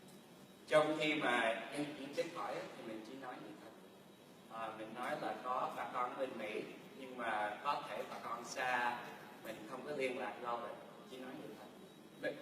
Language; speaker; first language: Vietnamese; early bilingual, heritage; Vietnamese